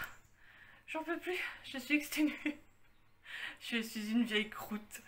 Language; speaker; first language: French; native; French